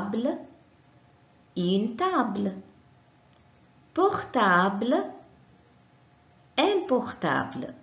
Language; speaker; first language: French; non-native, fluent; Arabic